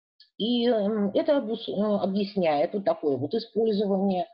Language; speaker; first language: Russian; native; Russian